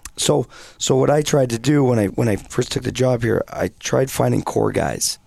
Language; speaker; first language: English; native; English